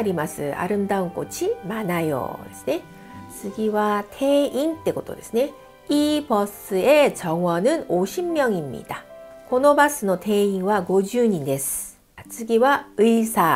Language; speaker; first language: Japanese; non-native, fluent; Korean